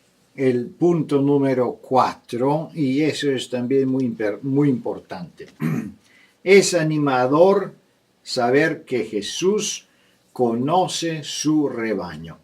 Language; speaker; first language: Spanish; non-native, fluent; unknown